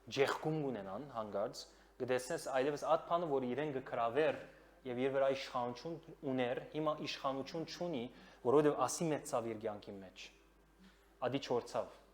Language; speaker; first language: Armenian; early bilingual, heritage; Armenian